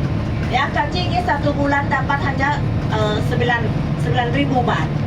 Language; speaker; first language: Indonesian; non-native, learner; Thai